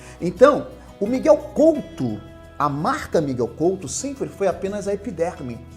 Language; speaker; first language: Portuguese; native; Portuguese